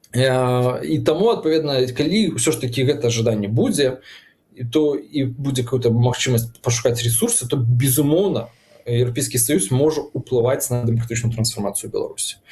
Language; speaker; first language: Belarusian; non-native, local second language; Russian